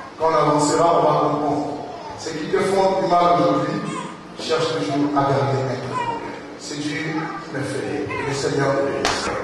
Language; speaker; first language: French; non-native, local second language; Lingala